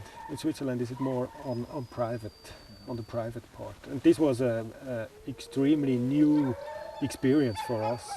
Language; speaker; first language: English; non-native, learner; Swiss German